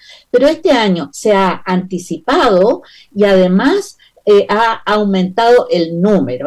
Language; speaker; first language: Spanish; native; Spanish